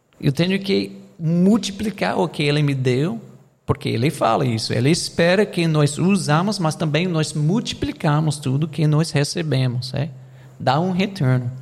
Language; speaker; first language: Portuguese; non-native, fluent; English